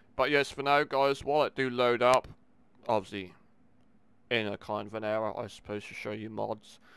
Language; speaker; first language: English; native; English